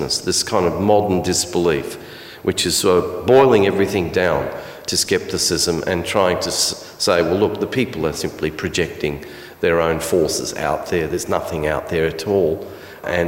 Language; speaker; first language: English; native; English